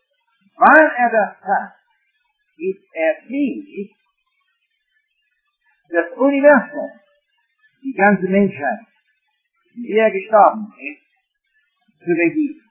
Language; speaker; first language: German; non-native, fluent; English